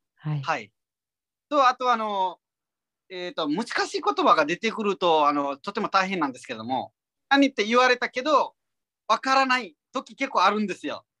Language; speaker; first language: Japanese; non-native, fluent; Nepali